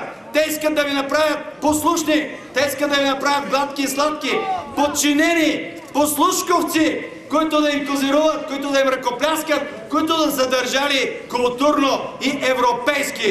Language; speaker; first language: Bulgarian; native; Bulgarian